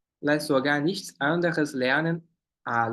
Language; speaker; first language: German; non-native, fluent; Portuguese